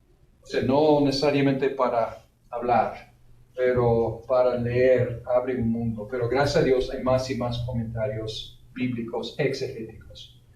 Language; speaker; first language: Spanish; non-native, fluent; English